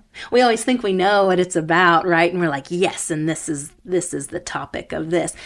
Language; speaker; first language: English; early bilingual, other home language; Spanish